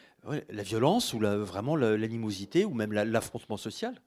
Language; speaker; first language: French; native; French